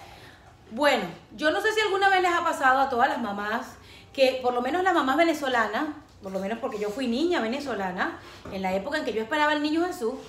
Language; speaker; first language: Spanish; native; Spanish